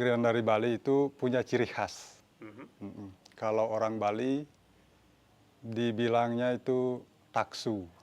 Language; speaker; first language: Indonesian; non-native, local second language; Balinese